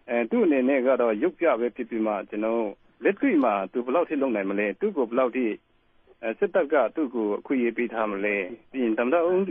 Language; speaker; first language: Burmese; non-native, local second language; Kachin